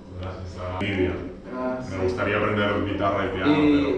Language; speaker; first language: Spanish; non-native, learner; Portuguese